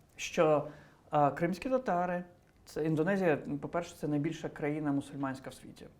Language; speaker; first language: Ukrainian; non-native, local second language; Crimean Tatar